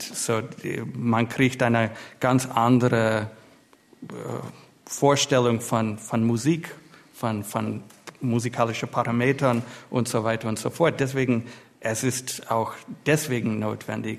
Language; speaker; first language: German; non-native, fluent; English